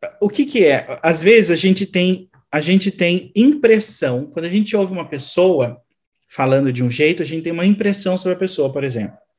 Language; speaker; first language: Portuguese; native; Portuguese